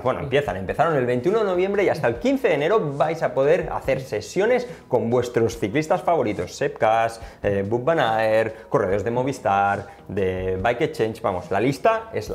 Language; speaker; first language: Spanish; native; Spanish